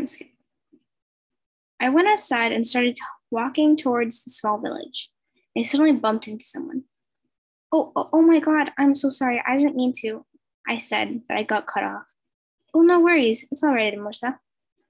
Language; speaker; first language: English; non-native, fluent; Spanish